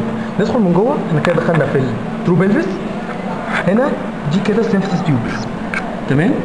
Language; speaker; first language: Arabic; native; Arabic